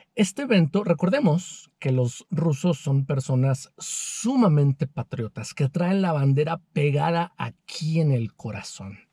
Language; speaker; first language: Spanish; native; Spanish